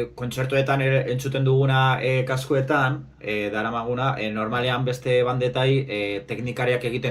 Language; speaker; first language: Basque; non-native, local second language; Spanish